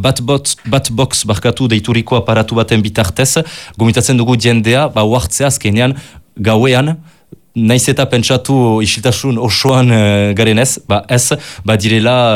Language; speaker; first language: Basque; native; Basque